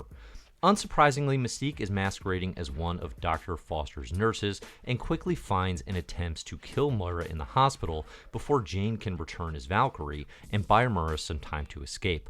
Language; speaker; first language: English; native; English